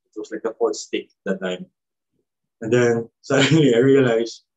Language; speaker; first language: English; non-native, local second language; Cebuano